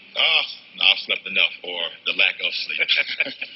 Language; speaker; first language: English; native; English